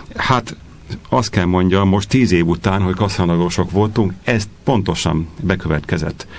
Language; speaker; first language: Hungarian; native; Hungarian